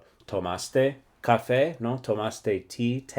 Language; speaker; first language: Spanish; non-native, fluent; English